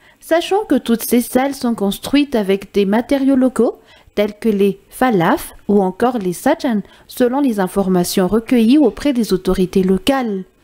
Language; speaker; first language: French; non-native, local second language; Malagasy